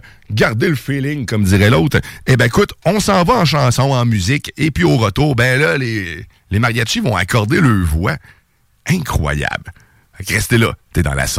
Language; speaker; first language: French; native; French